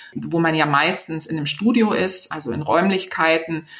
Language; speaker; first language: German; native; German